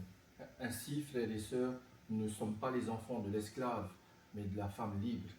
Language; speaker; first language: French; native; French